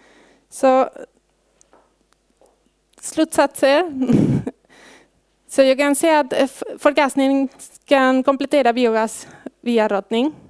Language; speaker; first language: Swedish; non-native, fluent; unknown